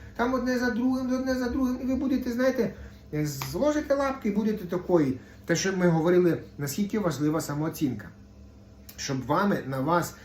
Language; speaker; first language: Ukrainian; non-native, local second language; Russian